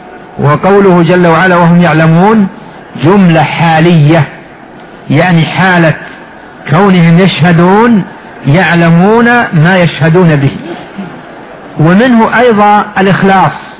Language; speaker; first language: Arabic; native; Arabic